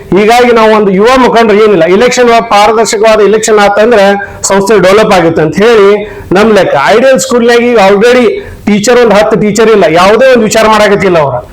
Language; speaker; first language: Kannada; non-native, local second language; Urdu